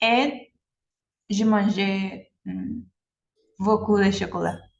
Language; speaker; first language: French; non-native, learner; Spanish